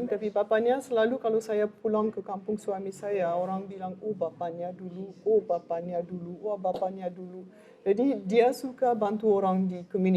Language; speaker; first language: Indonesian; non-native, learner; French